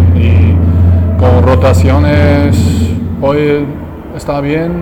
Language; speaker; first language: Spanish; non-native, learner; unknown